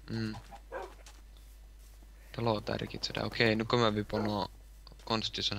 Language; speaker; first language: Swedish; non-native, local second language; Finnish